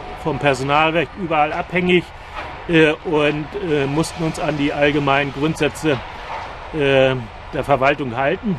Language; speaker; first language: German; native; German